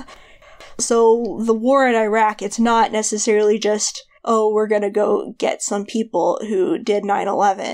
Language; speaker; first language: English; native; English